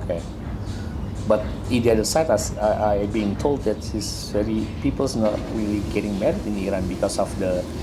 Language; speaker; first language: English; non-native, learner; Indonesian